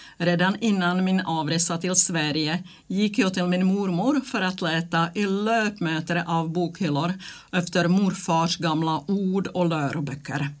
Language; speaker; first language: Swedish; non-native, fluent; Czech